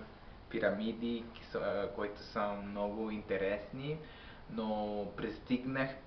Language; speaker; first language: Bulgarian; non-native, learner; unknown